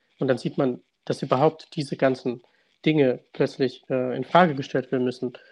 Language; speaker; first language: German; early bilingual, other home language; Russian